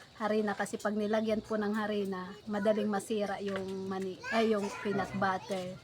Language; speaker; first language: Filipino; non-native, local second language; Bikol